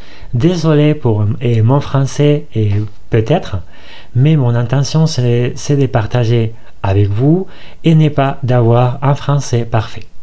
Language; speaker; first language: French; non-native, fluent; Spanish